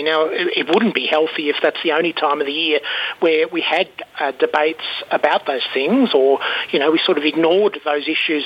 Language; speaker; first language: English; native; English